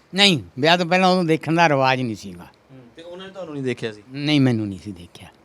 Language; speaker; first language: Punjabi; native; Punjabi